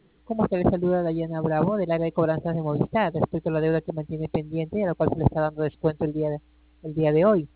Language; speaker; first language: Spanish; native; Spanish